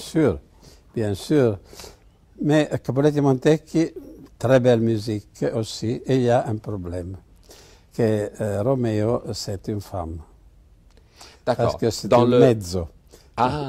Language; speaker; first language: French; non-native, fluent; Italian